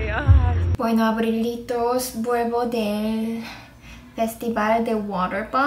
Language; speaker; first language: Spanish; non-native, fluent; Korean